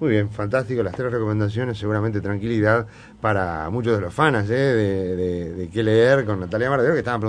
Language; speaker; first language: Spanish; native; Spanish